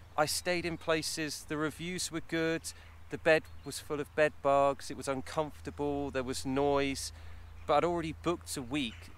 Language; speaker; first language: English; native; English